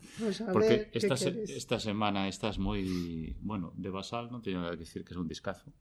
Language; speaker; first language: Galician; native; Galician